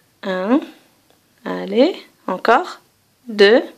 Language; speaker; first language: French; non-native, fluent; English